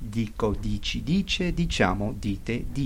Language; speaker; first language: Italian; non-native, fluent; English